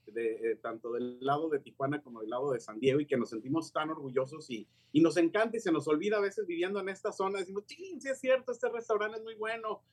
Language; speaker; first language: Spanish; native; Spanish